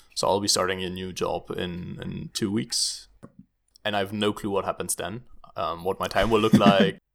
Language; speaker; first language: English; non-native, fluent; German